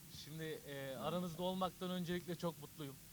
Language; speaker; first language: Turkish; native; Turkish